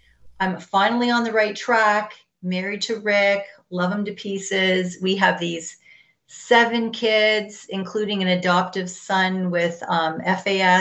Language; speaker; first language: English; native; English